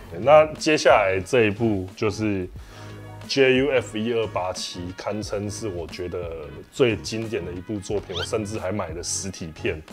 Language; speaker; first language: Chinese; native; Chinese